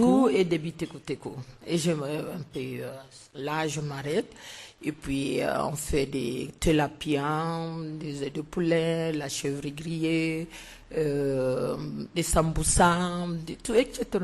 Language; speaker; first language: French; non-native, learner; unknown